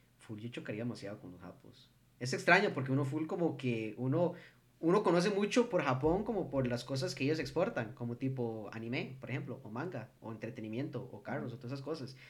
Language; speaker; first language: Spanish; early bilingual, heritage; English